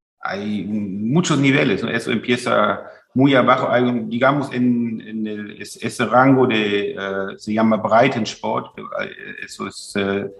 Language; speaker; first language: Spanish; non-native, fluent; German